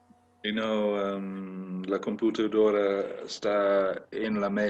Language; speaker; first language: Spanish; non-native, learner; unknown